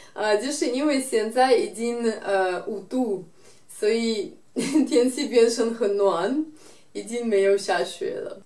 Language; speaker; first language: Chinese; non-native, fluent; Russian